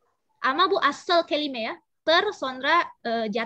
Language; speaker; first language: Turkish; non-native, learner; Indonesian